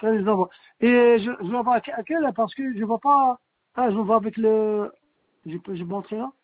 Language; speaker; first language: French; non-native, fluent; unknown